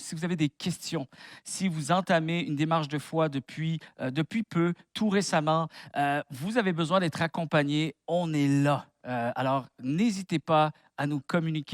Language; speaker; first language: French; native; French